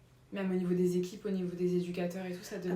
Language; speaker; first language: French; native; French